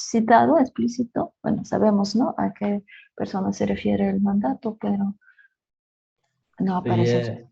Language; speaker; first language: Spanish; non-native, fluent; French